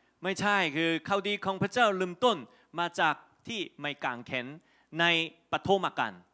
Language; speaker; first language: Thai; non-native, fluent; Korean